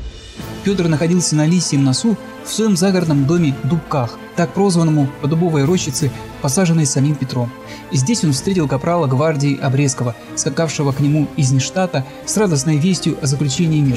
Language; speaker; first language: Russian; native; Russian